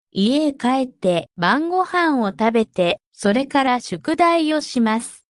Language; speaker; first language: Japanese; non-native, fluent; Korean